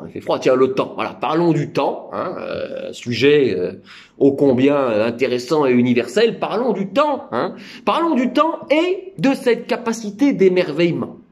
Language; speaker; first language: French; native; French